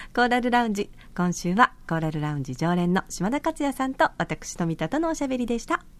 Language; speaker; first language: Japanese; native; Japanese